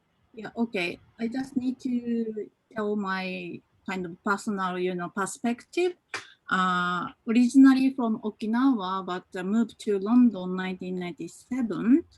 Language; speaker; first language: English; non-native, fluent; Japanese